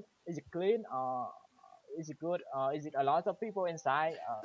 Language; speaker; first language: English; non-native, learner; Vietnamese